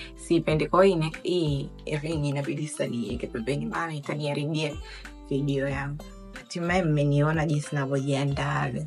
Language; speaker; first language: Swahili; native; Swahili